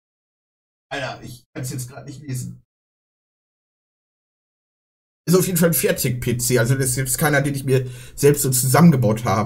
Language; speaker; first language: German; native; German